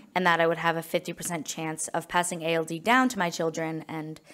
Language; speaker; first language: English; native; English